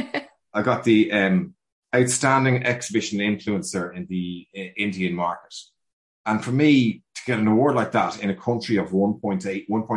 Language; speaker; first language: English; native; English